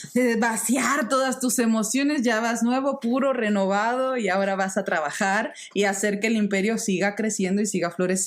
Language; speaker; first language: Spanish; native; Spanish